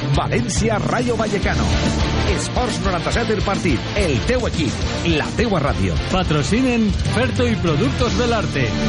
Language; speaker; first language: Catalan; native; Catalan